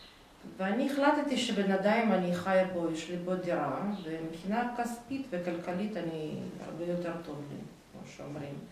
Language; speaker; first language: Hebrew; non-native, fluent; Russian